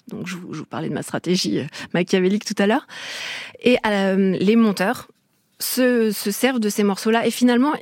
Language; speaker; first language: French; native; French